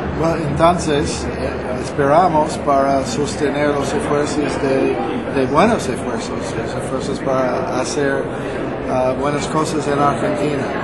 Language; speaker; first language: Spanish; non-native, fluent; English